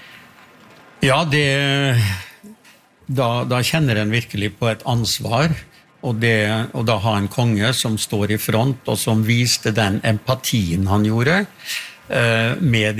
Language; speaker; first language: Norwegian; native; Norwegian